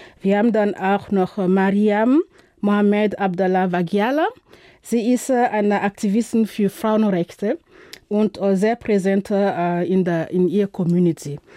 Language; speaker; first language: German; non-native, fluent; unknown